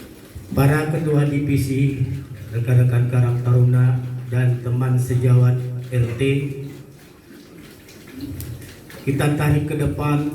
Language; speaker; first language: Indonesian; native; Indonesian